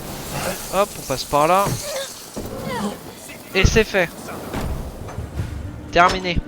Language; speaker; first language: French; native; French